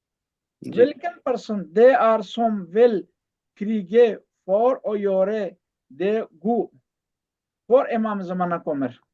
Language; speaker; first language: Norwegian; non-native, learner; Urdu